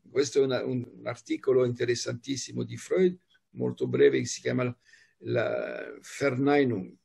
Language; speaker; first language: Italian; non-native, fluent; French